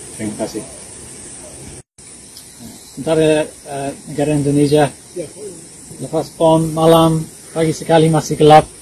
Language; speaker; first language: Indonesian; non-native, learner; English